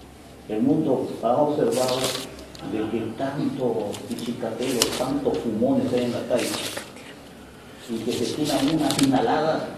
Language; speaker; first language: Spanish; native; Spanish